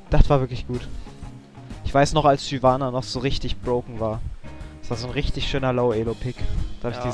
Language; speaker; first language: German; native; German